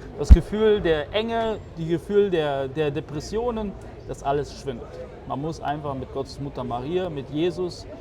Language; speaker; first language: German; early bilingual, other home language; Polish